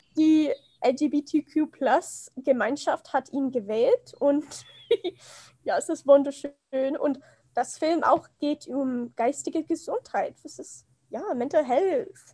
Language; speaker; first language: German; non-native, learner; English